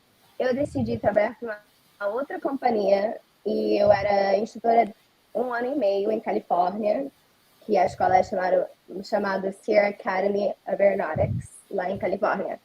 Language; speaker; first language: Portuguese; early bilingual, heritage; Portuguese